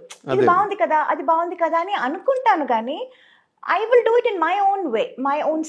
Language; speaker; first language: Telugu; non-native, local second language; Tamil